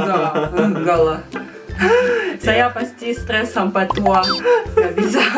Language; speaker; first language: Indonesian; non-native, fluent; Russian